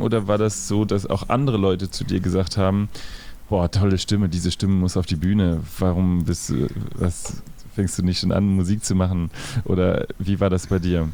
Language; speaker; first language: German; native; German